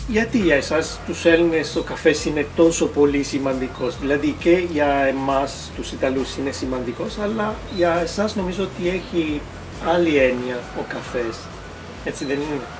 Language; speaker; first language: Greek; non-native, fluent; Italian